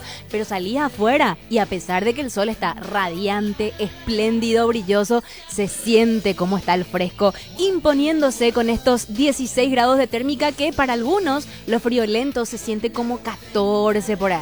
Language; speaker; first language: Spanish; native; Spanish